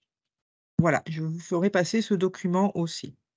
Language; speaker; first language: French; native; French